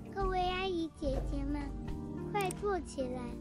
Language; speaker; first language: Chinese; native; Chinese